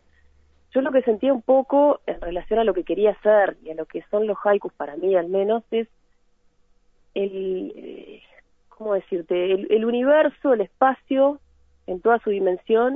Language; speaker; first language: Spanish; native; Spanish